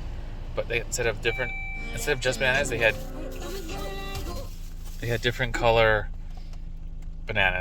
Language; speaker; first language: English; native; English